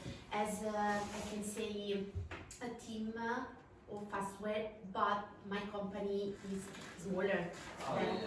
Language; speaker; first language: English; non-native, learner; Italian